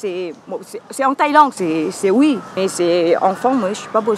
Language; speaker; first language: French; non-native, learner; Thai